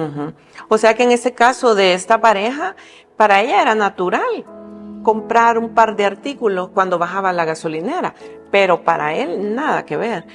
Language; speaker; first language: Spanish; native; Spanish